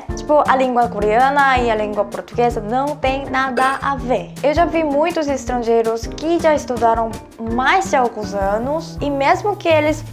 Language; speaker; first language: Portuguese; non-native, fluent; Korean